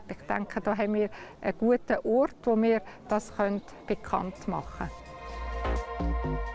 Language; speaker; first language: German; native; German